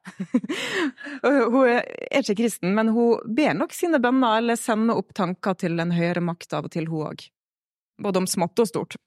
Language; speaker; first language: Norwegian; native; Norwegian